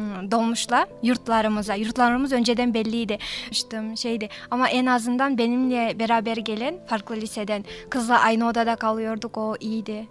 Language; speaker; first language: Turkish; non-native, fluent; Kyrgyz